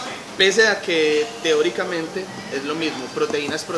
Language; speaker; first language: Spanish; native; Spanish